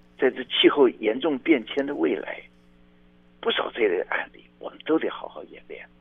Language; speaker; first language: Chinese; native; Chinese